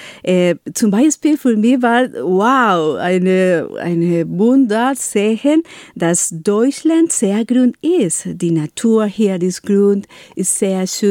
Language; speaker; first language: German; non-native, learner; Spanish